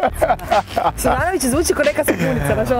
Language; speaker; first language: Croatian; native; Croatian